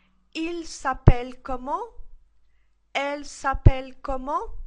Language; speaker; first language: French; non-native, fluent; English